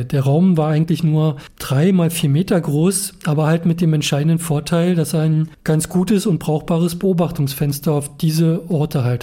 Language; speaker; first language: German; native; German